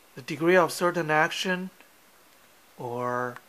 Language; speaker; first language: English; non-native, fluent; Chinese